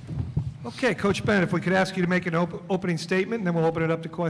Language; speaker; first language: English; native; English